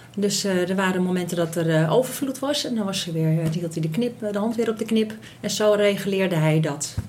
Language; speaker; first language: Dutch; native; Dutch